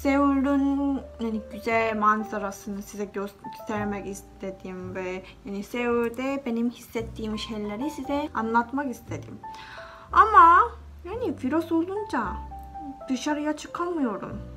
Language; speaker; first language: Turkish; non-native, fluent; Korean